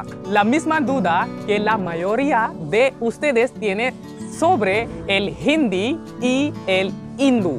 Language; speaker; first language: Spanish; non-native, learner; Hindi